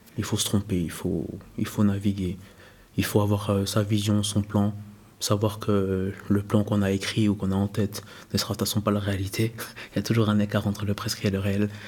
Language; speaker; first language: French; early bilingual, other home language; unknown